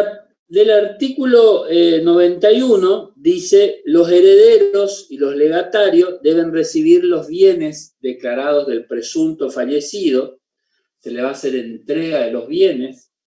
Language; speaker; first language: Spanish; native; Spanish